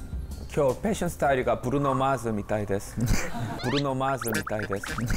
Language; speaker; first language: Japanese; non-native, fluent; Korean